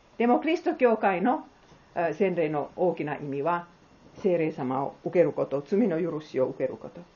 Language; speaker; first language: Japanese; non-native, fluent; Finnish